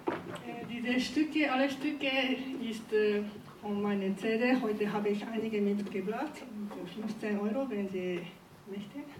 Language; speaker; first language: German; non-native, learner; Japanese